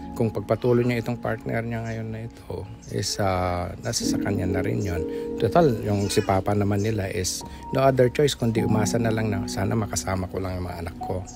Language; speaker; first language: Filipino; non-native, local second language; Iloko